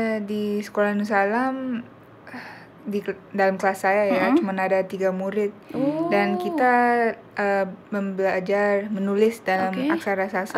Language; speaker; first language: Indonesian; non-native, local second language; Korean